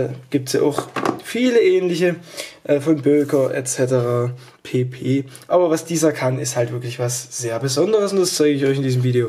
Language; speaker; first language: German; native; German